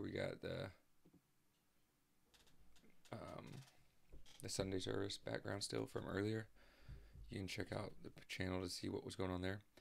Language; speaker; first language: English; native; English